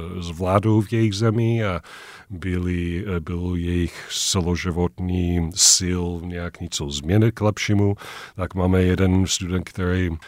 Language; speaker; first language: Czech; non-native, fluent; English